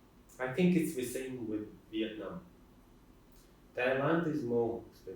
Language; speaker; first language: English; non-native, fluent; Russian